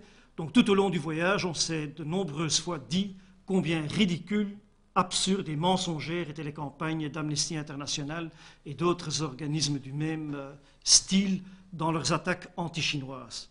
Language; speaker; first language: French; native; French